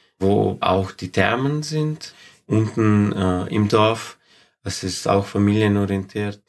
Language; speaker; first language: German; non-native, fluent; Slovenian